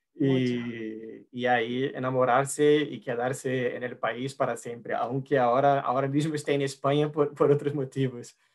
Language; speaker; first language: Spanish; non-native, learner; Portuguese